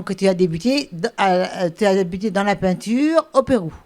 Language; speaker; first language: French; native; French